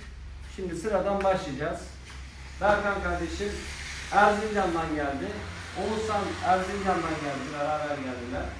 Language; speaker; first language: Turkish; native; Turkish